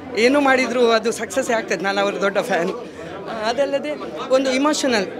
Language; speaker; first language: Kannada; non-native, local second language; Tulu